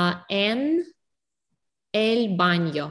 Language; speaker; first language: Spanish; non-native, learner; English